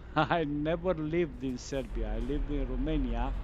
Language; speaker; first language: English; non-native, fluent; Romanian